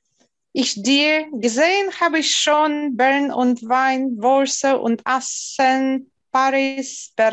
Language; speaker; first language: German; non-native, learner; Russian